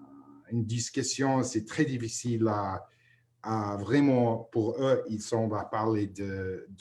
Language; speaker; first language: French; non-native, fluent; English